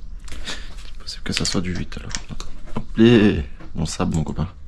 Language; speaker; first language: French; native; French